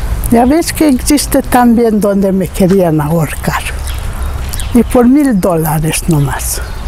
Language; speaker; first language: Spanish; non-native, fluent; Hungarian